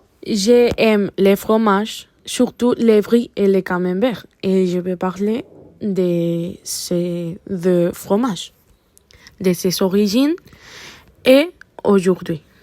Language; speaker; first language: French; non-native, learner; Spanish